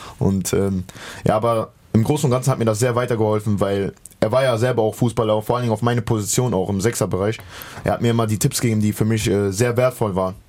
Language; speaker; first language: German; native; German